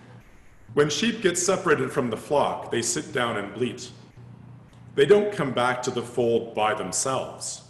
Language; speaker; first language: English; native; English